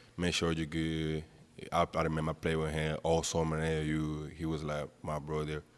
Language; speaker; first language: English; non-native, learner; Spanish